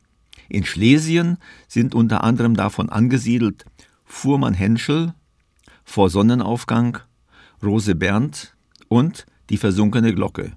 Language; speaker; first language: German; native; German